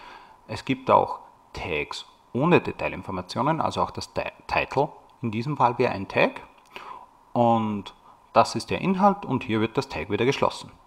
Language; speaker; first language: German; native; German